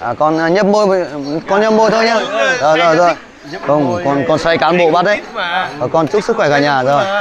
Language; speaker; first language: Vietnamese; non-native, local second language; Hmong